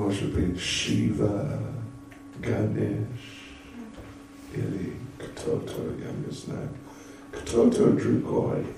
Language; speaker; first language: Russian; non-native, learner; English